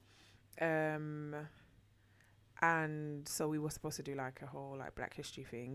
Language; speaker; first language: English; early bilingual, other home language; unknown